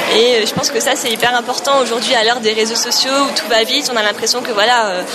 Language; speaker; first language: French; native; French